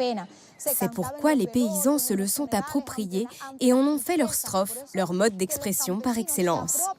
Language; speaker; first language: French; native; French